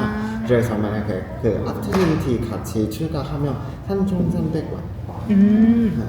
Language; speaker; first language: Korean; non-native, learner; Chinese